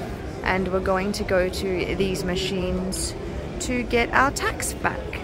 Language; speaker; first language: English; native; English